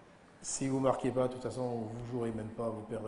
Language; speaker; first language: French; native; French